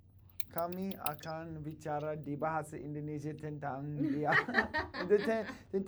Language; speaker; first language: Indonesian; non-native, learner; English